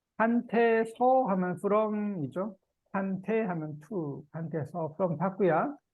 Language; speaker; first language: Korean; native; Korean